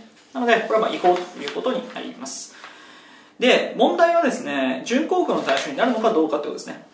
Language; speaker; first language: Japanese; native; Japanese